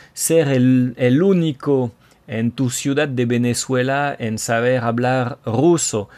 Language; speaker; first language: Spanish; non-native, fluent; French